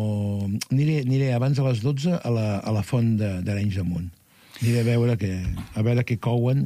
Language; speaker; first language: Catalan; native; Catalan